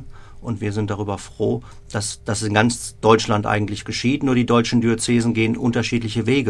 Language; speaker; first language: German; native; German